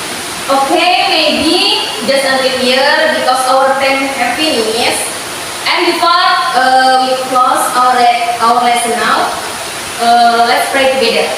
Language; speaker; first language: English; non-native, learner; Indonesian